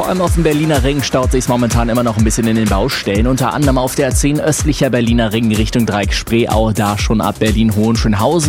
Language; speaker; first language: German; native; German